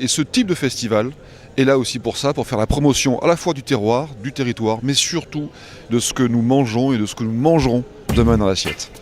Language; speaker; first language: French; native; French